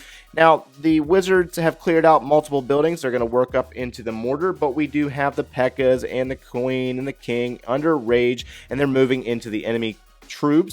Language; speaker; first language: English; native; English